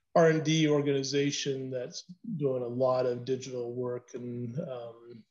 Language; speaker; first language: English; native; English